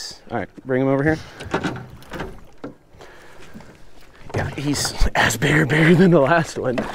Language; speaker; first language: English; native; English